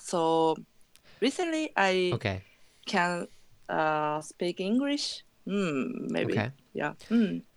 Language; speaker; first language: English; non-native, learner; Japanese